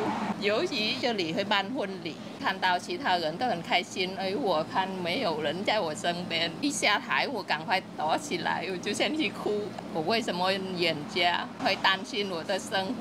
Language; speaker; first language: Chinese; non-native, fluent; Vietnamese